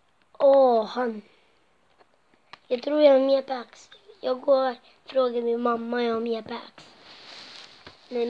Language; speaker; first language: Swedish; non-native, local second language; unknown